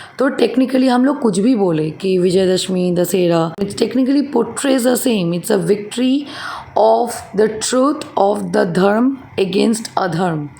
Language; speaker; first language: Hindi; non-native, local second language; Bangla